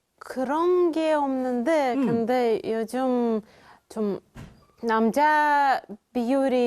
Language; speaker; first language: Korean; non-native, fluent; Russian